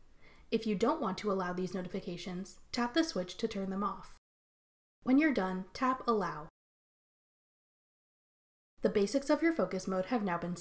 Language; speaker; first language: English; native; English